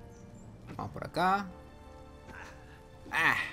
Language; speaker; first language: Spanish; native; Spanish